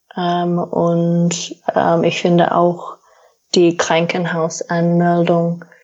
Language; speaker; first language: German; non-native, fluent; English